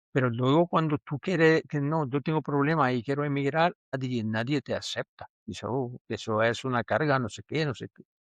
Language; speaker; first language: Spanish; non-native, fluent; Urdu